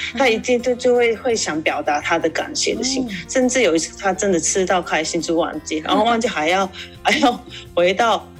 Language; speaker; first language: Chinese; non-native, fluent; Japanese